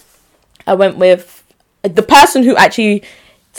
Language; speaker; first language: English; non-native, local second language; Igbo